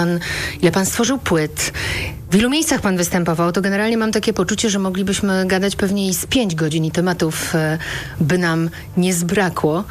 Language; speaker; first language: Polish; native; Polish